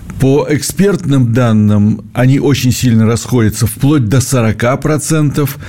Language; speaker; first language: Russian; native; Russian